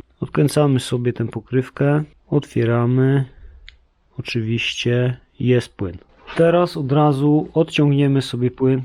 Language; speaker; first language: Polish; native; Polish